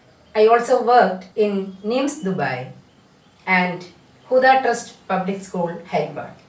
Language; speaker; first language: English; non-native, local second language; Malayalam